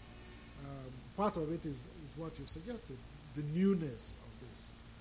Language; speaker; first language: English; non-native, local second language; Igbo